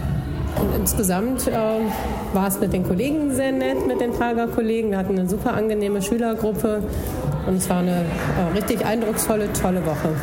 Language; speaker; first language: German; native; German